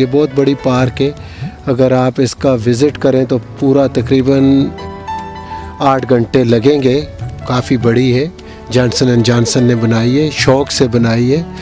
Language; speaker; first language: Urdu; non-native, local second language; Northern Hindko